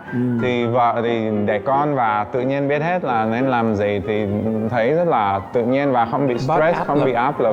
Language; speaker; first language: Vietnamese; non-native, fluent; Czech